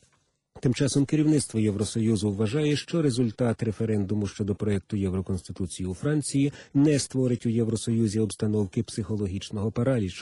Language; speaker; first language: Ukrainian; native; Ukrainian